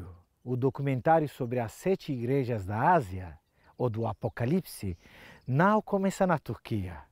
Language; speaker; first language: Portuguese; non-native, fluent; Turkish